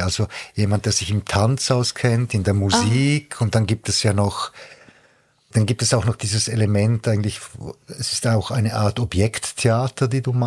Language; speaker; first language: German; native; German